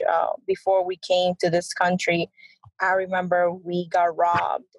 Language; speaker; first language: English; early bilingual, other home language; Spanish